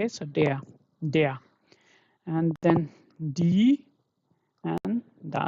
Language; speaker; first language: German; non-native, fluent; Hindi